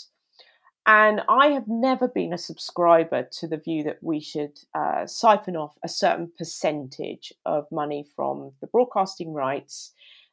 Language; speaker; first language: English; native; English